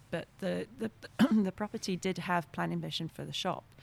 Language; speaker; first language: English; non-native, fluent; French